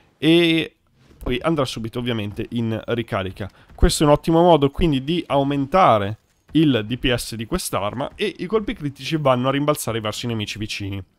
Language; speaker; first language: Italian; native; Italian